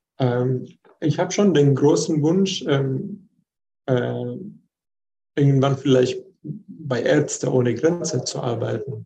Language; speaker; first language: German; non-native, fluent; Arabic